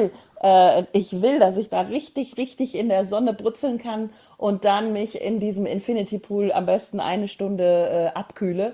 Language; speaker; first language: German; native; German